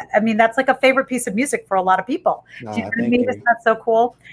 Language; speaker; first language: English; native; English